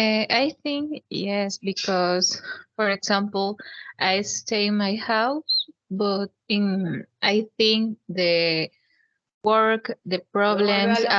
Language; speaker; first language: English; non-native, learner; Spanish